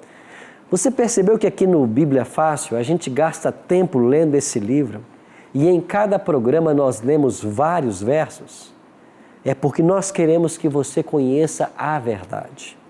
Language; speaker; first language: Portuguese; native; Portuguese